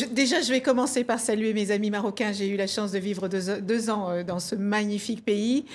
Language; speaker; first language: French; early bilingual, other home language; Kabuverdianu